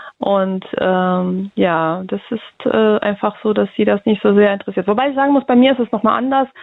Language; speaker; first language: German; early bilingual, other home language; Russian